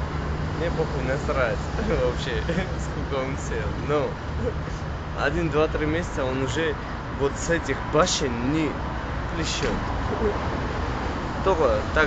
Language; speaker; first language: Russian; non-native, local second language; Georgian